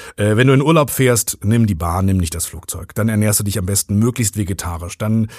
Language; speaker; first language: German; native; German